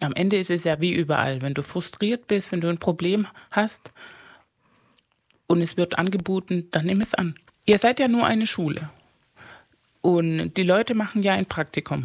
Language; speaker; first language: German; non-native, fluent; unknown